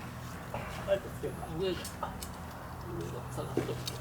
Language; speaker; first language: Japanese; native; Japanese